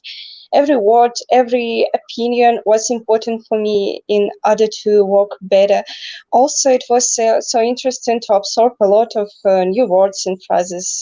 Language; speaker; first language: English; non-native, learner; Russian